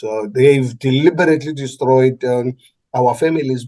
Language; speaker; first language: English; non-native, local second language; Northern Sotho